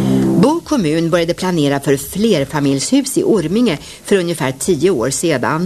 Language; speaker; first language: Swedish; native; Swedish